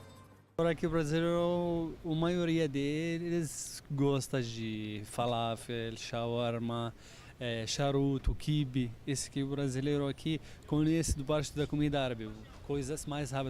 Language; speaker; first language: Portuguese; non-native, learner; Arabic